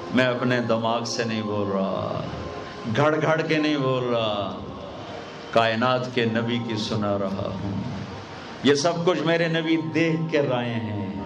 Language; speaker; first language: Urdu; non-native, local second language; Punjabi